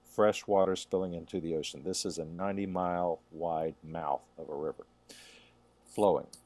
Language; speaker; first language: English; native; English